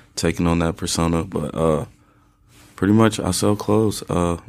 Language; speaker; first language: English; native; English